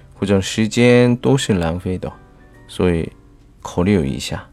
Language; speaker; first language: Chinese; non-native, fluent; Korean